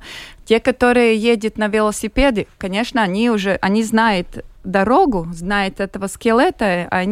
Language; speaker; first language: Russian; non-native, local second language; Latvian